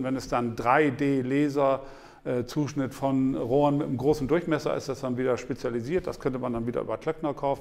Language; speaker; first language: German; native; German